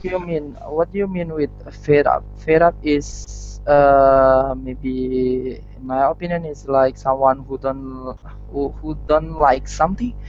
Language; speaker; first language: English; non-native, learner; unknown